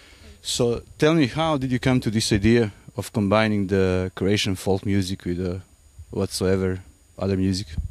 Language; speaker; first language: English; non-native, fluent; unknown